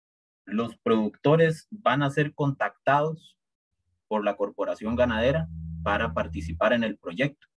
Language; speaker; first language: Spanish; native; Spanish